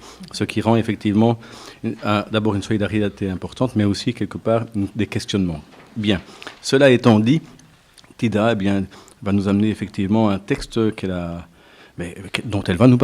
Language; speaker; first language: French; native; French